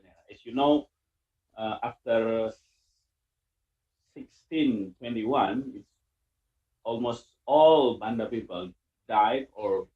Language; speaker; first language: English; non-native, learner; Indonesian